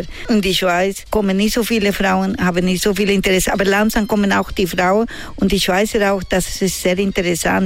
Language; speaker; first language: German; non-native, learner; Spanish